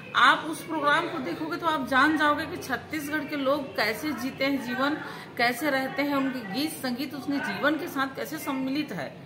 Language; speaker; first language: Hindi; non-native, local second language; Chhattisgarhi